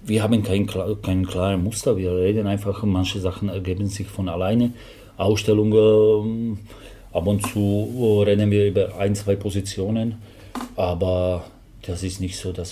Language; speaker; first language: German; non-native, fluent; Slovak